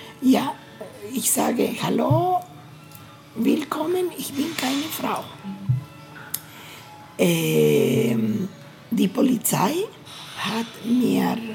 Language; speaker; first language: German; non-native, learner; Spanish